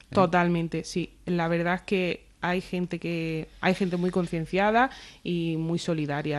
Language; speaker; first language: Spanish; native; Spanish